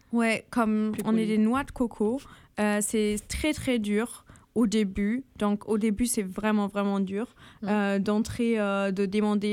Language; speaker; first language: French; non-native, fluent; German